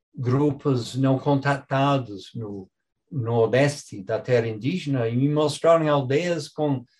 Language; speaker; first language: Portuguese; non-native, fluent; English